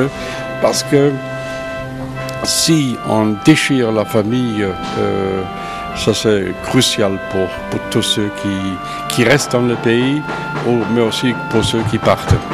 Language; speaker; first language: French; non-native, fluent; German